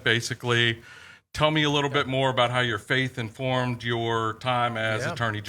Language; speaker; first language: English; native; English